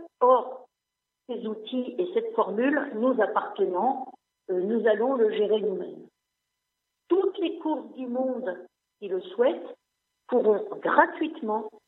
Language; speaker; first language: French; non-native, local second language; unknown